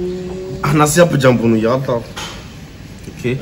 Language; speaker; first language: Turkish; non-native, learner; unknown